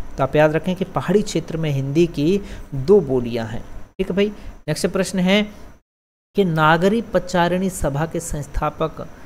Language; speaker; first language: Hindi; native; Hindi